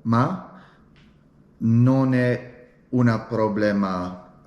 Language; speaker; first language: Italian; non-native, learner; English